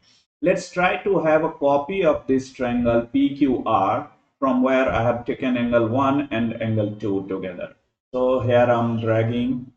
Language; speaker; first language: English; non-native, local second language; Hindi